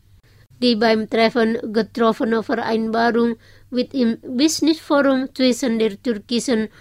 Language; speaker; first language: German; non-native, fluent; Indonesian